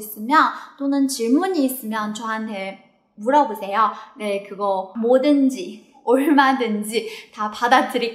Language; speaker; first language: Korean; non-native, fluent; Chinese